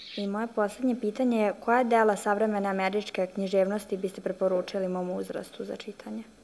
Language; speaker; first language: Serbian; native; Serbian